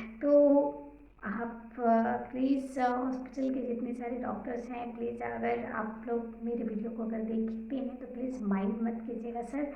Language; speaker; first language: Hindi; native; Hindi